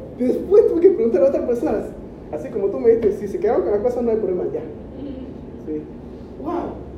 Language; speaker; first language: Spanish; early bilingual, other home language; Chinese